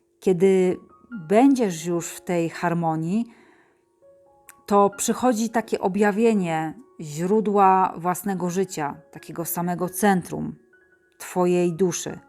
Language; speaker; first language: Polish; native; Polish